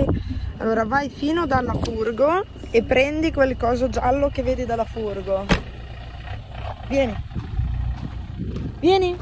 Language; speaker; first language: Italian; native; Italian